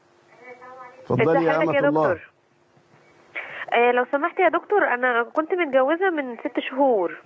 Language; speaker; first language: Arabic; native; Arabic